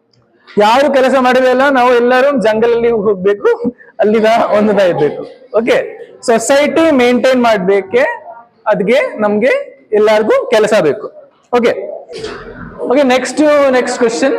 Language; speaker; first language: Kannada; non-native, learner; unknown